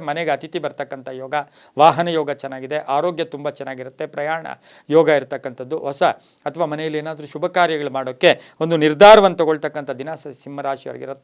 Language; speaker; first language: Kannada; native; Kannada